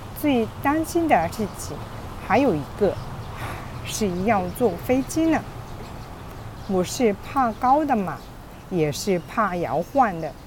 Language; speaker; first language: Chinese; non-native, fluent; Japanese